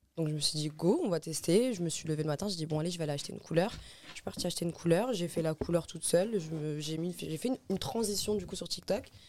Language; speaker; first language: French; early bilingual, other home language; Arabic